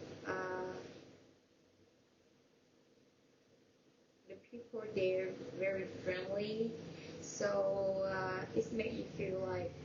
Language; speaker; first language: English; non-native, learner; Vietnamese